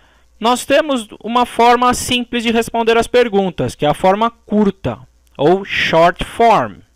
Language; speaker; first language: Portuguese; native; Portuguese